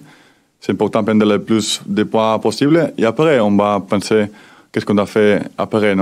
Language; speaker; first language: French; non-native, fluent; Spanish